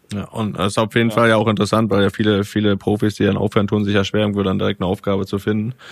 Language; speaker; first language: German; native; German